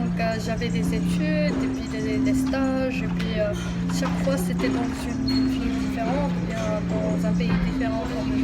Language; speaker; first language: French; non-native, local second language; Arabic